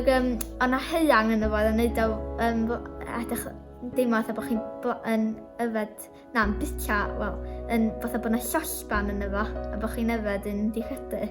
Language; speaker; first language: Welsh; native; Welsh